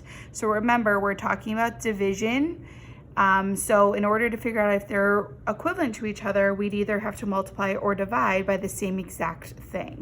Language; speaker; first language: English; native; English